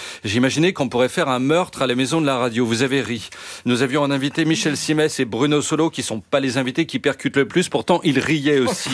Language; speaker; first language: French; native; French